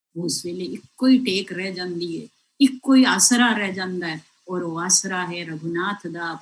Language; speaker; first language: Hindi; non-native, local second language; Punjabi